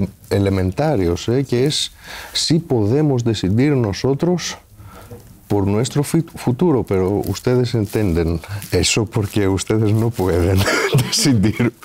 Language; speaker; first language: Spanish; non-native, fluent; Greek